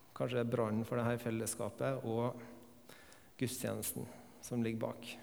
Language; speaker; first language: Norwegian; native; Norwegian